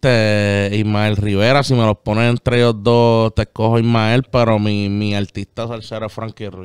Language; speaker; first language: Spanish; native; Spanish